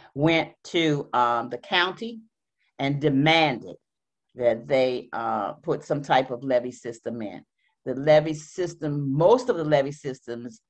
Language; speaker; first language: English; native; English